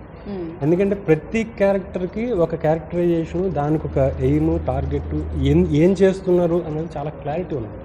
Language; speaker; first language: Telugu; native; Telugu